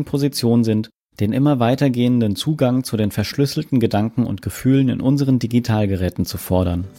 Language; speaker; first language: German; native; German